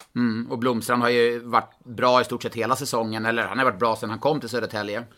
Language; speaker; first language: Swedish; native; Swedish